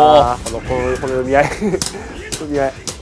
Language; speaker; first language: Japanese; native; Japanese